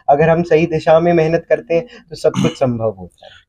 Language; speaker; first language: Hindi; native; Hindi